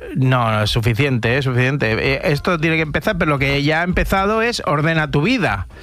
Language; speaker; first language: Spanish; native; Spanish